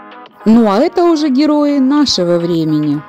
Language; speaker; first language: Russian; native; Russian